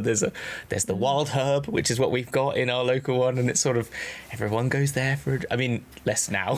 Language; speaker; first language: English; native; English